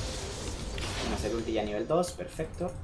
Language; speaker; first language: Spanish; native; Spanish